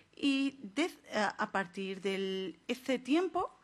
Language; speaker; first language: Spanish; non-native, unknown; Urdu